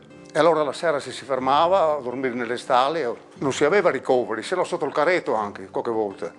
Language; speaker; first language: Italian; native; Italian